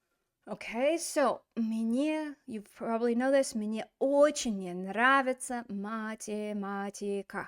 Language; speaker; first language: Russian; non-native, fluent; English